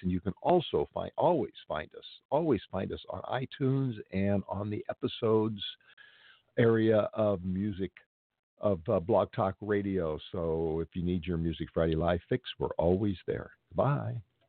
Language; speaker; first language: English; native; English